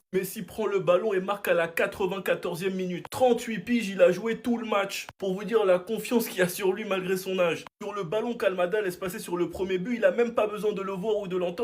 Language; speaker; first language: French; native; French